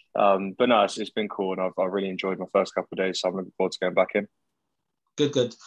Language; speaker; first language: English; native; English